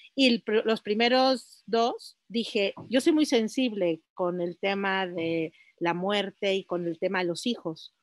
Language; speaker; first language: Spanish; native; Spanish